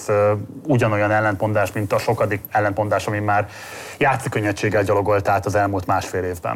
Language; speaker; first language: Hungarian; native; Hungarian